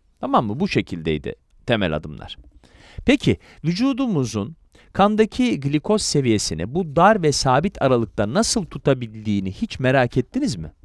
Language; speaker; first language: Turkish; native; Turkish